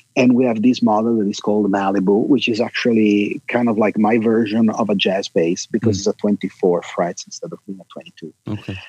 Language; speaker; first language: English; non-native, fluent; Italian